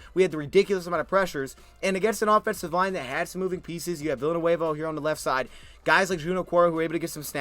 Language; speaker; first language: English; native; English